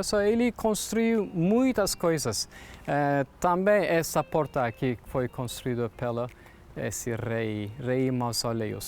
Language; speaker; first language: Portuguese; non-native, learner; Turkish